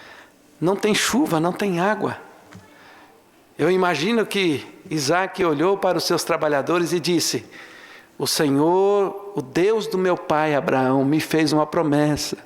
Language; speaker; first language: Portuguese; native; Portuguese